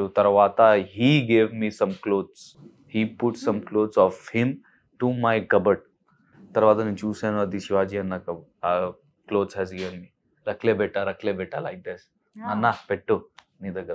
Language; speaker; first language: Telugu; non-native, local second language; Hindi